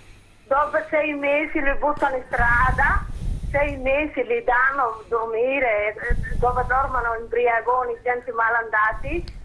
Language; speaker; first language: Italian; non-native, fluent; Somali